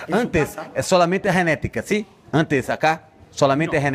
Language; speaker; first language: Spanish; non-native, learner; Portuguese